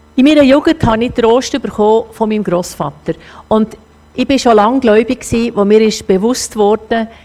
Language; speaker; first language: German; native; German